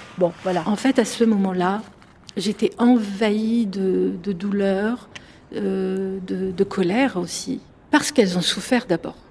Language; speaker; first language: French; non-native, local second language; Arabic